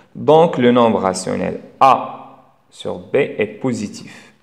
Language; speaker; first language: French; non-native, local second language; Arabic